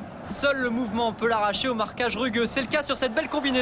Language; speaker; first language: French; native; French